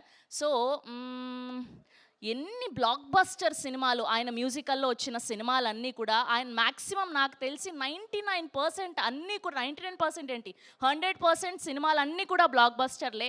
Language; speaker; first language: Telugu; native; Telugu